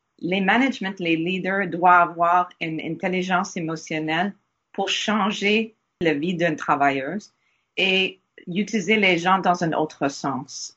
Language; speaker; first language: French; non-native, learner; English